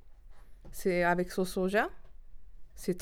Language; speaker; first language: French; non-native, learner; Japanese